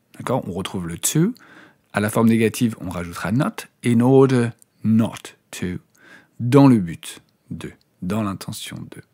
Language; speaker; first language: French; native; French